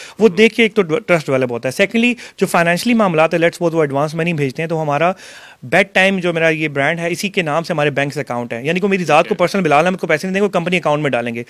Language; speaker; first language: Urdu; non-native, local second language; Punjabi